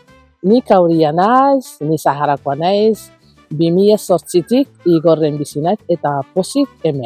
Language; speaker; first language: Basque; non-native, learner; Arabic